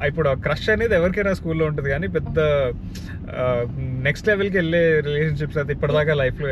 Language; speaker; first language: Telugu; native; Telugu